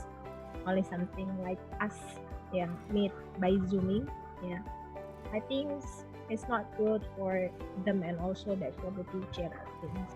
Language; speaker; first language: English; non-native, local second language; Indonesian